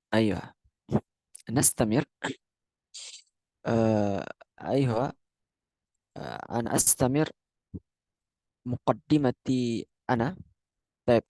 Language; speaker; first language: Arabic; non-native, fluent; Indonesian